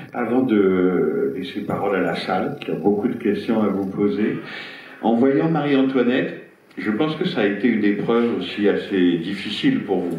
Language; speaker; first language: French; native; French